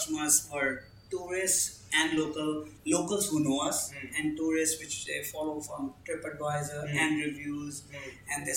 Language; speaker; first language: English; non-native, local second language; Punjabi